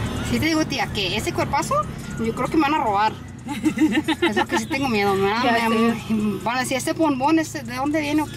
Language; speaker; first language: Spanish; early bilingual, heritage; Spanish